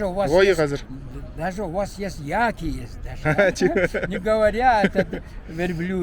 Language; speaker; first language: Russian; non-native, fluent; Mongolian